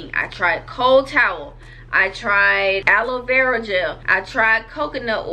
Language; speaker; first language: English; native; English